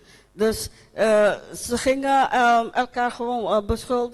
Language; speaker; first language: Dutch; non-native, local second language; Papiamento